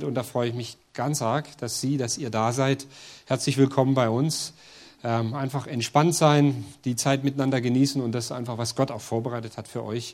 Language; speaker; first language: German; native; German